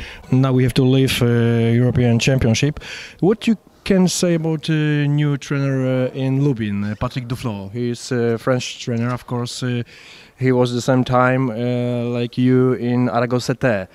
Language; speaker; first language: English; non-native, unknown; Polish